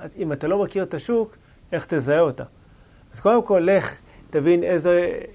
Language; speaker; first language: Hebrew; native; Hebrew